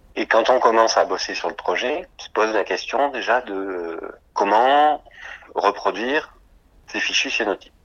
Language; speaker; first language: French; native; French